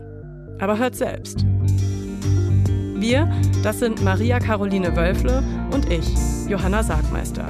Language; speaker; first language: German; native; German